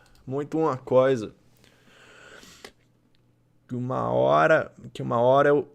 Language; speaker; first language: Portuguese; non-native, learner; English